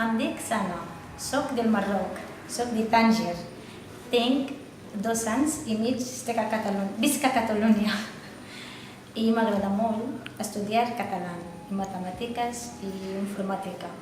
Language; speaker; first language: Catalan; non-native, learner; Arabic